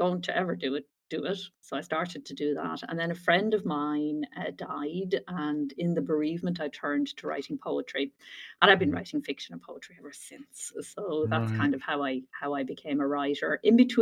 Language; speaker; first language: English; native; English